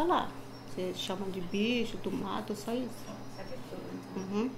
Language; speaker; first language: Portuguese; non-native, local second language; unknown